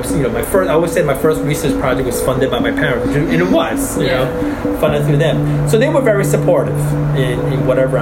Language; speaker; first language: English; early bilingual, other home language; Chinese